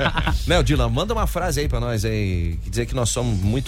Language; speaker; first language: Portuguese; native; Portuguese